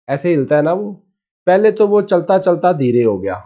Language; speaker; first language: Hindi; non-native, local second language; Punjabi